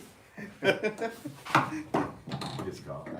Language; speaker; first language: Japanese; non-native, learner; English